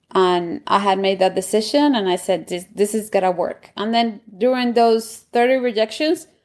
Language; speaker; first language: English; non-native, fluent; Spanish